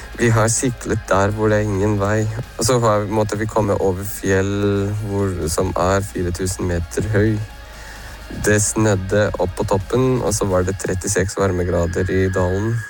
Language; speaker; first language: Norwegian; non-native, fluent; Lithuanian